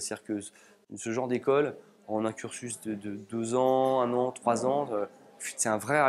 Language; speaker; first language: French; native; French